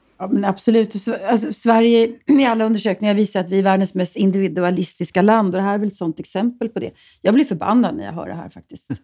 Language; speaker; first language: Swedish; native; Swedish